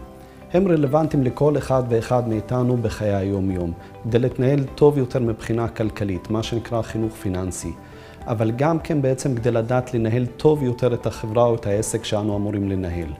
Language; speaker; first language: Hebrew; native; Hebrew